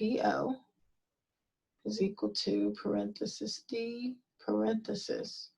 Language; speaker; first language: English; native; English